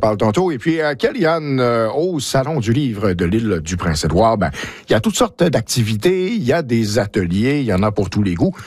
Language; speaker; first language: French; native; French